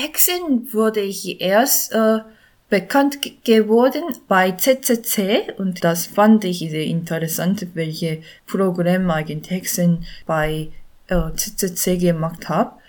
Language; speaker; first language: German; non-native, learner; Korean